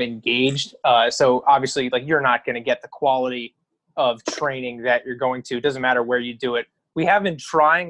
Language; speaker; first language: English; native; English